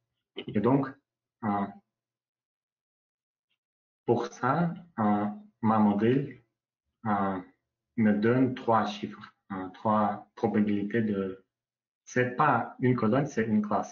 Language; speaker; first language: French; non-native, learner; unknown